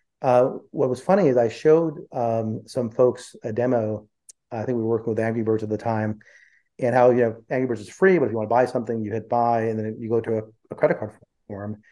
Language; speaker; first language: English; early bilingual, other home language; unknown